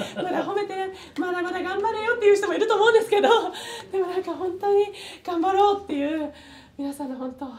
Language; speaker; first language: Japanese; native; Japanese